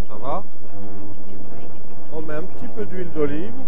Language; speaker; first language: French; native; French